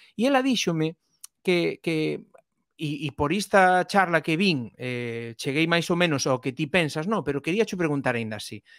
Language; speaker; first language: Galician; native; Galician